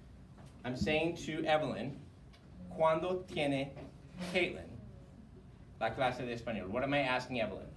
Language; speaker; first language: Spanish; non-native, fluent; English